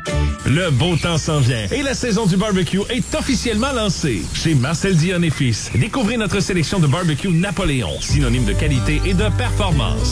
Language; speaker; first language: French; native; French